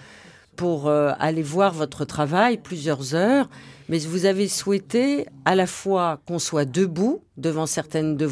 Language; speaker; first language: French; native; French